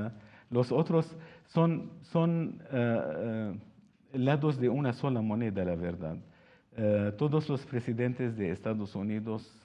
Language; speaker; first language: Spanish; non-native, fluent; Arabic